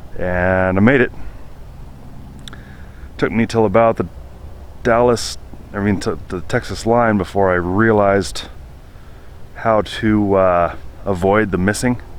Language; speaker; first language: English; native; English